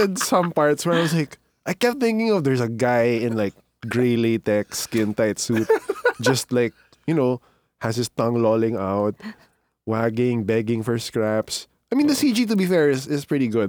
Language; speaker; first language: English; non-native, local second language; Filipino